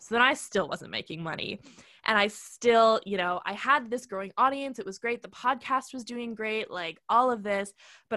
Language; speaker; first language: English; native; English